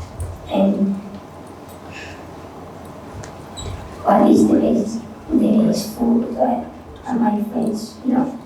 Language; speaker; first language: English; non-native, learner; Spanish